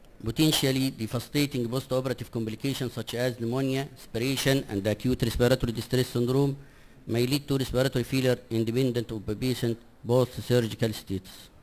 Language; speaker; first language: English; non-native, fluent; Arabic